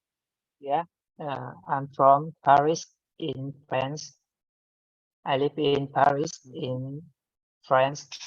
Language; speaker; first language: English; non-native, learner; Vietnamese